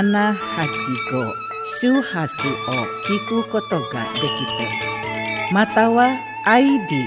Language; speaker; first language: Japanese; non-native, fluent; Indonesian